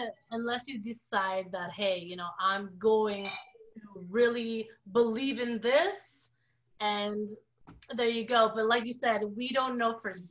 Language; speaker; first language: English; early bilingual, other home language; Portuguese